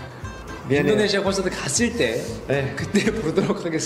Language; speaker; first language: Korean; native; Korean